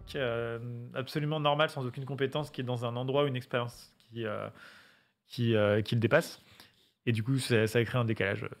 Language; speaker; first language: French; native; French